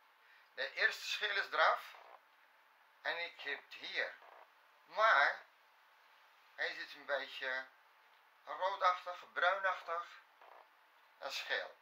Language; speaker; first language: Dutch; non-native, fluent; Arabic